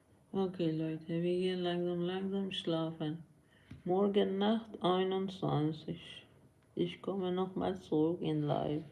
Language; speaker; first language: German; non-native, learner; Persian